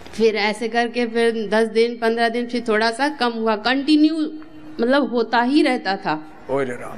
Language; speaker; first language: Hindi; native; Hindi